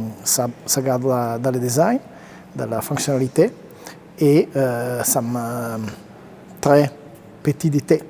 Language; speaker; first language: French; non-native, learner; Italian